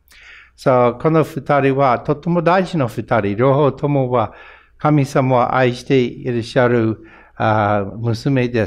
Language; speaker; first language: Japanese; non-native, fluent; English